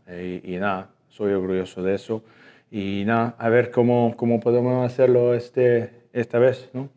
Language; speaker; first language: Spanish; non-native, fluent; Dutch